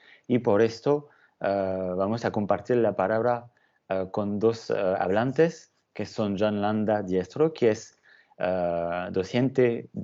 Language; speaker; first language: Spanish; non-native, fluent; French